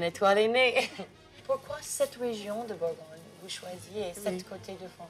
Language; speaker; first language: French; non-native, learner; English